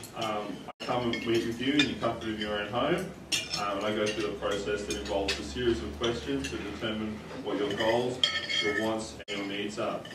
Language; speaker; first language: English; native; English